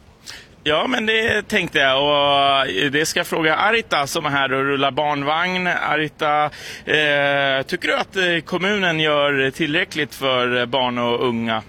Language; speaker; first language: Swedish; native; Swedish